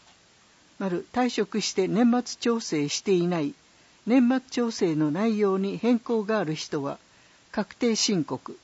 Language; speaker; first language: Japanese; native; Japanese